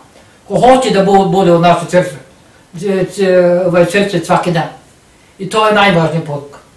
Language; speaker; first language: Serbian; non-native, learner; Norwegian